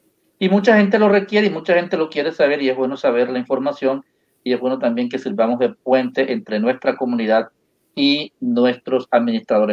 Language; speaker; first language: Spanish; native; Spanish